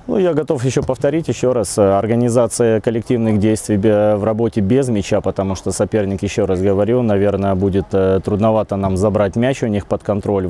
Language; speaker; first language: Russian; native; Russian